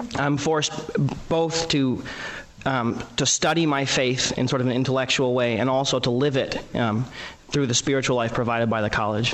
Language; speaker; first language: English; native; English